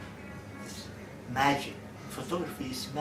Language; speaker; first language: English; non-native, learner; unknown